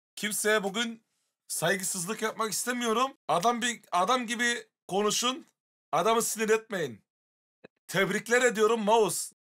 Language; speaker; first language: Turkish; early bilingual, heritage; Turkish